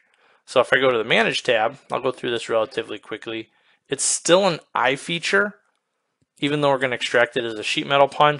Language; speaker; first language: English; native; English